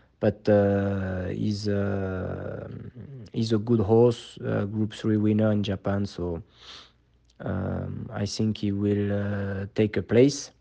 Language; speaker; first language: English; non-native, fluent; French